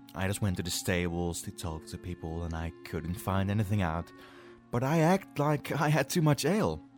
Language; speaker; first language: English; non-native, fluent; Dutch